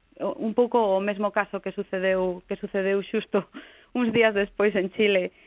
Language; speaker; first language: Galician; non-native, local second language; Spanish